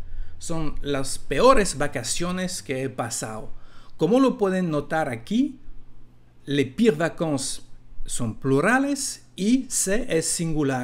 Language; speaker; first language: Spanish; non-native, fluent; French